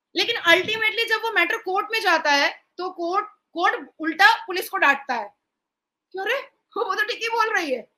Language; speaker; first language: Hindi; native; Hindi